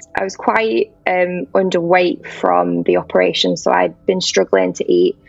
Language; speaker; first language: English; native; English